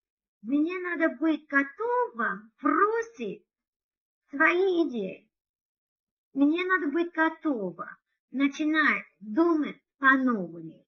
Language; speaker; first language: Russian; non-native, learner; English